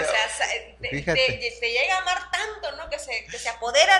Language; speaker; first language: Spanish; native; Spanish